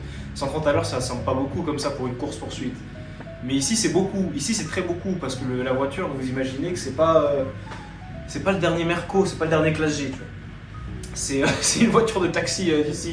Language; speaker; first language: French; native; French